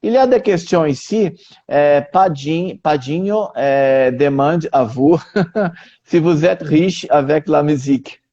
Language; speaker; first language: French; non-native, learner; Portuguese